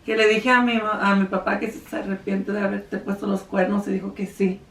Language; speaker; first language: Spanish; early bilingual, heritage; Spanish